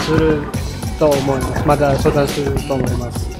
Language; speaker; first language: Japanese; non-native, learner; Indonesian